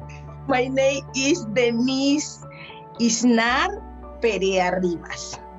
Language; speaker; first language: English; non-native, learner; Spanish